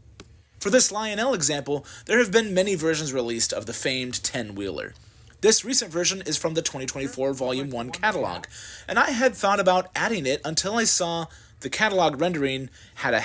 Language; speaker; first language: English; native; English